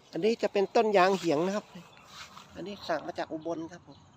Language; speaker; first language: Thai; native; Thai